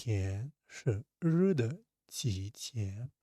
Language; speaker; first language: Chinese; non-native, fluent; Russian